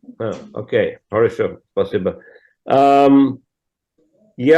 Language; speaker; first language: Russian; non-native, learner; English